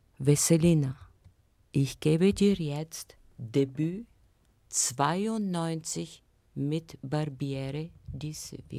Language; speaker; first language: German; non-native, learner; Bulgarian